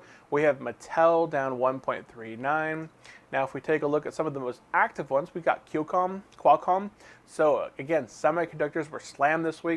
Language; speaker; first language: English; native; English